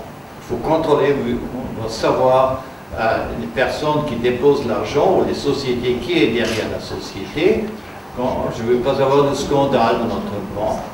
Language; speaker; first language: French; non-native, fluent; German